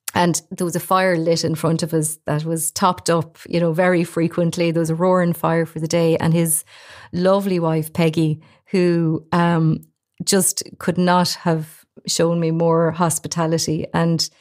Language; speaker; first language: English; native; English